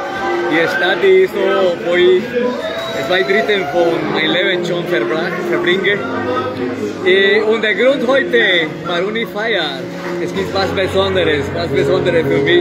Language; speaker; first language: German; non-native, fluent; Spanish